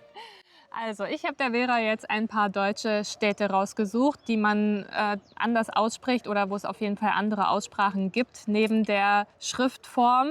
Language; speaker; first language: German; native; German